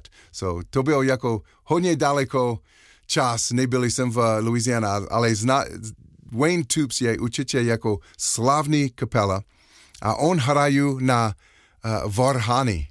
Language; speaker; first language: Czech; non-native, fluent; English